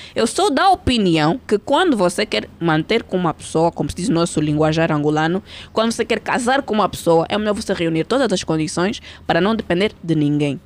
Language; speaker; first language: Portuguese; early bilingual, heritage; Portuguese